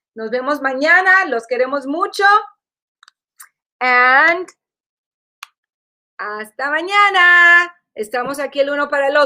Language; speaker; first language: Spanish; early bilingual, heritage; Spanish